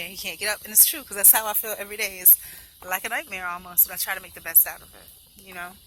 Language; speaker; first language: English; native; English